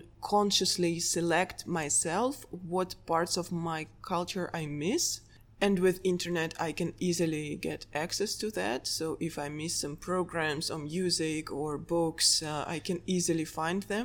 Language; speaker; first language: English; non-native, fluent; Russian